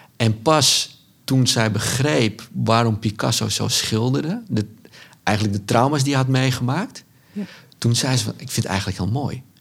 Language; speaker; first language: Dutch; early bilingual, other home language; Sranan Tongo